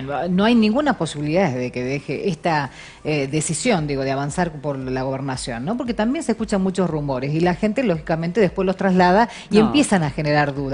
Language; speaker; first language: Spanish; native; Spanish